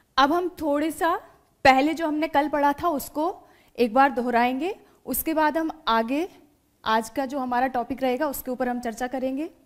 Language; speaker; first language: Hindi; native; Hindi